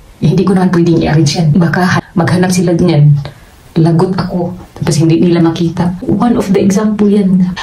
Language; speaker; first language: Filipino; native; Filipino